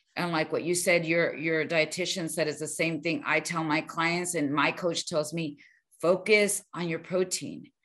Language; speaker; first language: English; early bilingual, other home language; Spanish